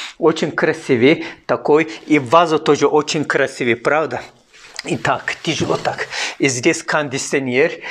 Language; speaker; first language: Russian; non-native, learner; Turkish